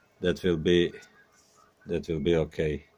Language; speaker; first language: English; non-native, learner; Croatian